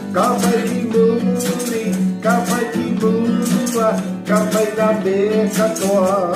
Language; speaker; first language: Māori; non-native, local second language; English